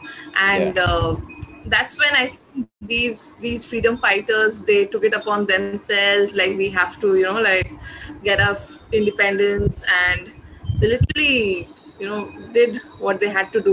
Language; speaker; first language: English; non-native, local second language; Bangla